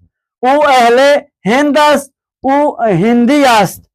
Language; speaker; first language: Persian; non-native, fluent; Urdu